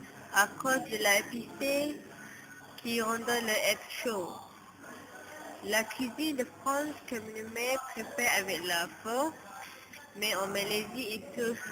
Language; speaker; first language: French; non-native, learner; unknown